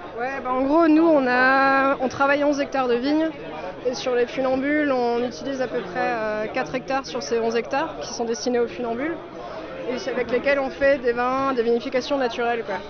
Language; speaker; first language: French; native; French